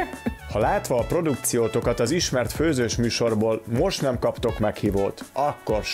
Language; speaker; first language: Hungarian; native; Hungarian